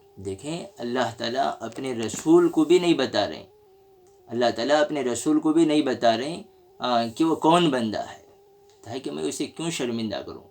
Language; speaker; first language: Urdu; native; Urdu